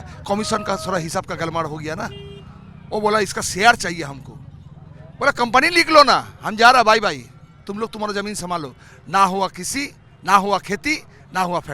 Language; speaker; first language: Hindi; non-native, local second language; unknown